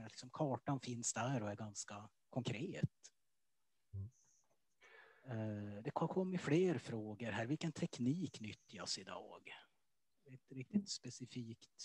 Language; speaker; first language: Swedish; native; Swedish